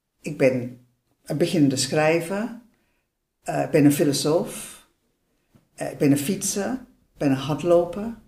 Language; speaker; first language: Dutch; non-native, fluent; English